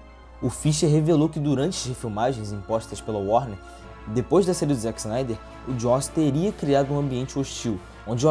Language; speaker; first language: Portuguese; native; Portuguese